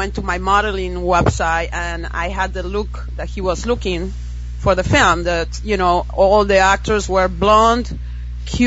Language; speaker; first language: English; non-native, fluent; Spanish